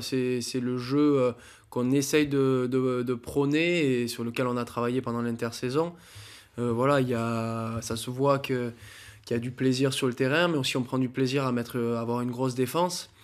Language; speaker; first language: French; native; French